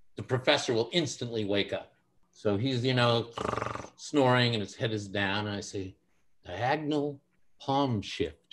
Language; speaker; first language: English; native; English